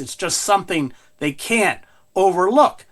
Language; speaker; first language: English; native; English